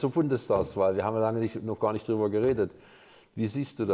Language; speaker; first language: German; native; German